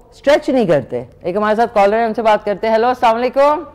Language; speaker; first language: Urdu; native; Urdu